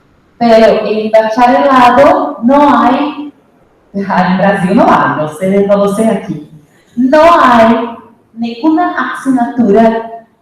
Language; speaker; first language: Spanish; non-native, fluent; Portuguese